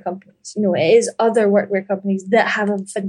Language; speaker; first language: English; native; English